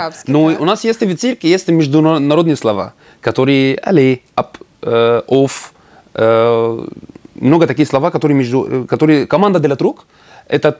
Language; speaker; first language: Russian; non-native, learner; Arabic